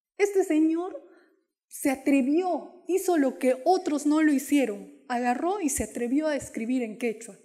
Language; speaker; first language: Spanish; non-native, local second language; Quechua